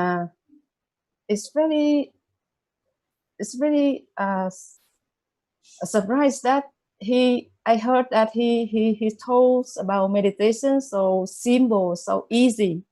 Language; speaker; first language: English; non-native, learner; Vietnamese